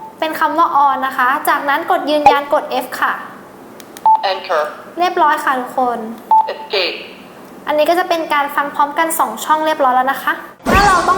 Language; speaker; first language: Thai; native; Thai